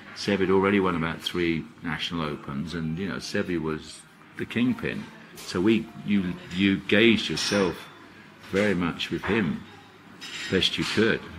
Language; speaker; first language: English; native; English